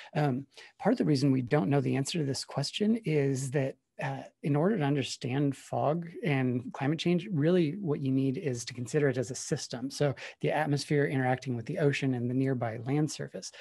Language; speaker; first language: English; native; English